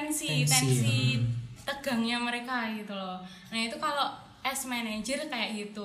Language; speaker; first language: Indonesian; native; Indonesian